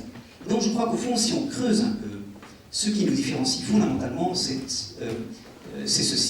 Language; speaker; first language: French; native; French